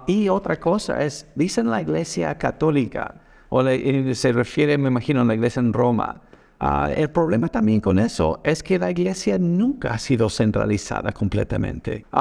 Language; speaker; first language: Spanish; non-native, fluent; English